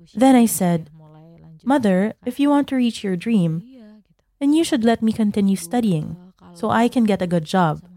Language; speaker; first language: English; non-native, fluent; Indonesian